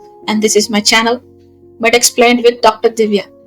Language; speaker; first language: English; non-native, local second language; Telugu